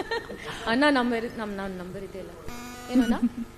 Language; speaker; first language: Kannada; non-native, learner; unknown